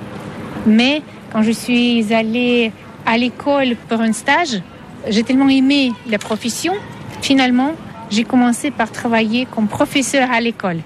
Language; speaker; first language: French; non-native, fluent; Russian